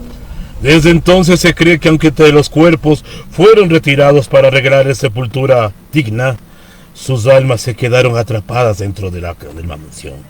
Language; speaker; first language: Spanish; native; Spanish